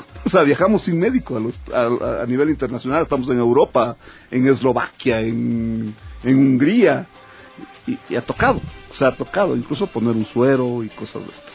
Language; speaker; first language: Spanish; native; Spanish